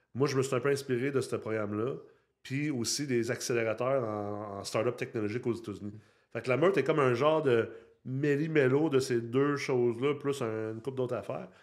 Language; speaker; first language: French; native; French